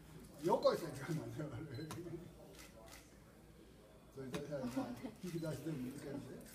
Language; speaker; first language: Japanese; native; Japanese